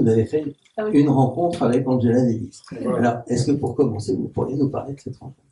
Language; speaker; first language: French; native; French